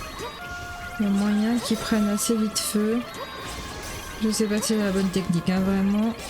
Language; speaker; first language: French; native; French